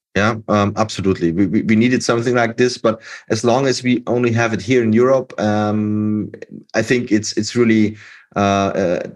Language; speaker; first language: English; non-native, fluent; German